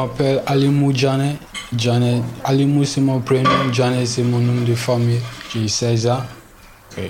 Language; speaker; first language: French; non-native, learner; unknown